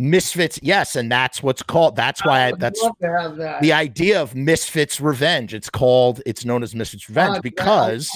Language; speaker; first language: English; native; English